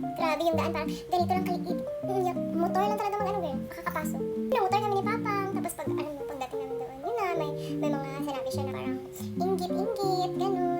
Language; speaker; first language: Filipino; non-native, local second language; Hiligaynon